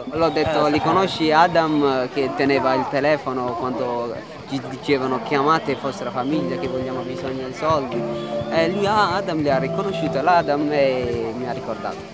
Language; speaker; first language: Italian; non-native, learner; Somali